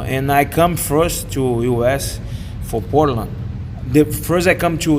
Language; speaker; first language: English; non-native, learner; Portuguese